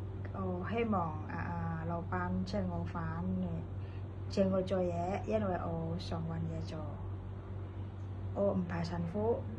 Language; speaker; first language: Cantonese; non-native, fluent; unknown